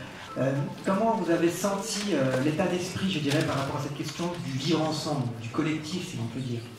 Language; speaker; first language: French; native; French